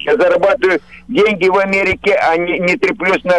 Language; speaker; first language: Russian; native; Russian